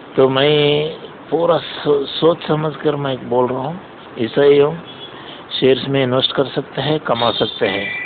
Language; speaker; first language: Hindi; non-native, local second language; Telugu